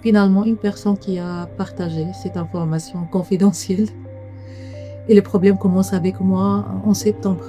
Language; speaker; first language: French; non-native, learner; Arabic